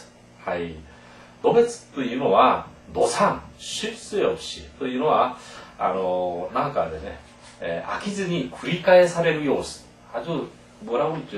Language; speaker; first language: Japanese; non-native, fluent; Korean